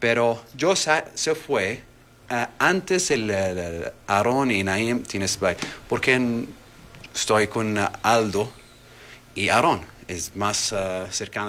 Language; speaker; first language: Spanish; non-native, learner; Arabic